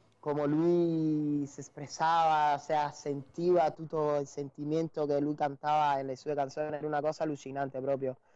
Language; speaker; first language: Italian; non-native, fluent; Spanish